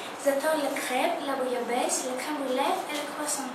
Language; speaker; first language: French; non-native, learner; Greek